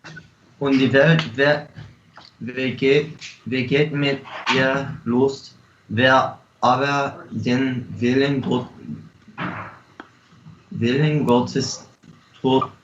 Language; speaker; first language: German; non-native, learner; English